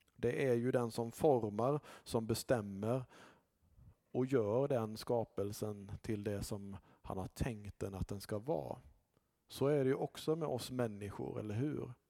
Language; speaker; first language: Swedish; native; Swedish